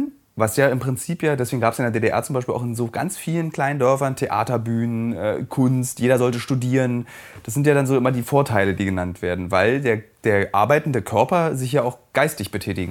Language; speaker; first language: German; native; German